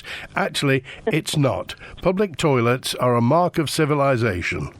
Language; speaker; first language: English; native; English